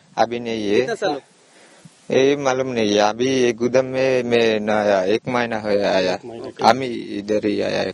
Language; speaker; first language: Hindi; non-native, learner; Bangla